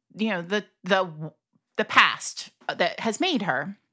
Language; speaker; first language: English; early bilingual, other home language; Italian